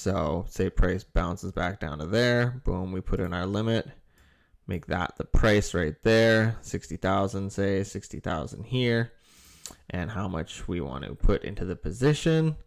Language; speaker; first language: English; native; English